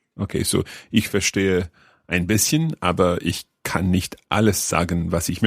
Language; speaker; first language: German; non-native, learner; English